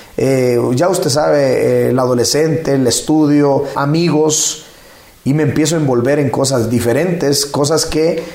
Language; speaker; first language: Spanish; native; Spanish